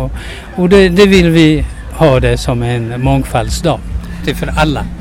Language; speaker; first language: Swedish; non-native, fluent; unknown